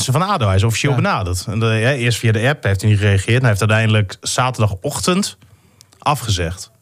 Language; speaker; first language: Dutch; native; Dutch